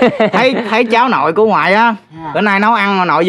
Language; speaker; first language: Vietnamese; native; Vietnamese